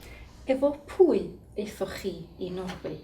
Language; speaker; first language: Welsh; native; Welsh